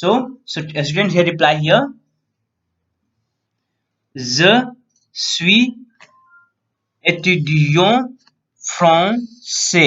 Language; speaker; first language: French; non-native, learner; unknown